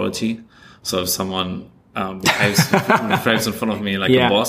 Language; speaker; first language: English; non-native, fluent; German